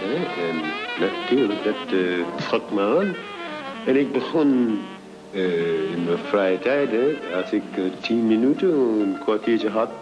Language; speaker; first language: Dutch; non-native, fluent; English